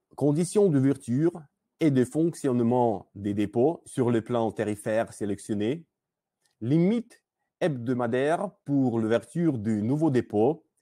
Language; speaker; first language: French; non-native, fluent; Russian